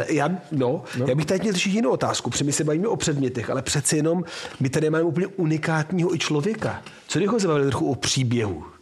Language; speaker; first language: Czech; non-native, fluent; Italian